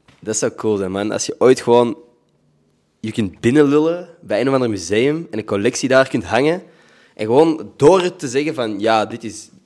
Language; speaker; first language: Dutch; native; Dutch